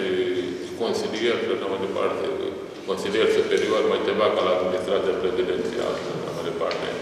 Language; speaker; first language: Romanian; native; Romanian